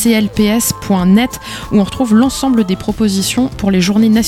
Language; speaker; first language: French; native; French